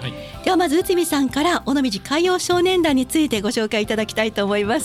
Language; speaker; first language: Japanese; native; Japanese